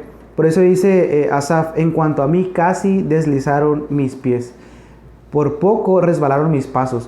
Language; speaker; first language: Spanish; native; Spanish